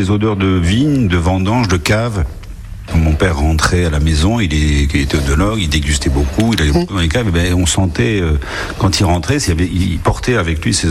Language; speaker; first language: French; native; French